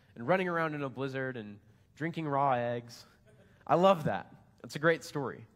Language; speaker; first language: English; native; English